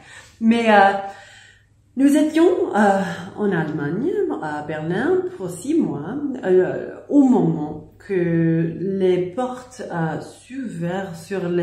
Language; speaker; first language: French; non-native, learner; English